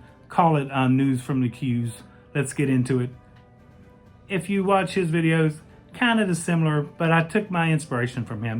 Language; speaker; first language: English; native; English